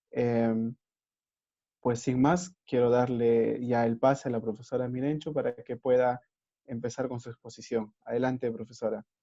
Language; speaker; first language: Spanish; native; Spanish